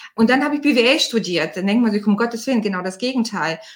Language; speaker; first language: German; non-native, fluent; Bulgarian